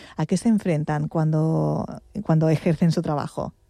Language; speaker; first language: Spanish; non-native, local second language; Catalan